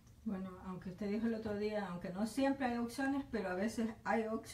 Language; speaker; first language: Spanish; native; Spanish